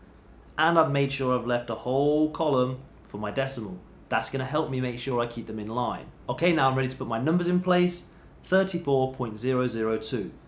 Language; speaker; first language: English; native; English